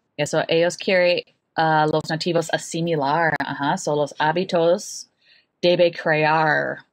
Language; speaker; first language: Spanish; non-native, learner; English